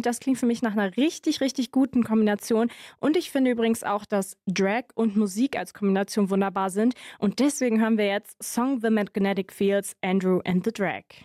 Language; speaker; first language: German; native; German